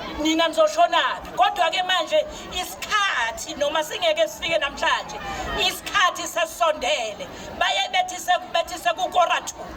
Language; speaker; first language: Zulu; native; Zulu